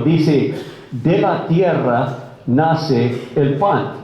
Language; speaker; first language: Spanish; non-native, fluent; English